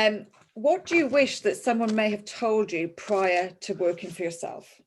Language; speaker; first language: English; native; English